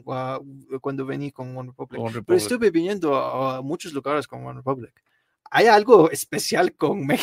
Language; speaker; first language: Spanish; non-native, learner; Arabic